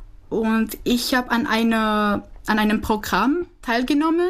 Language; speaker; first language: German; non-native, fluent; Czech